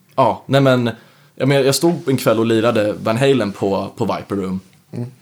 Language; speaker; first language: Swedish; native; Swedish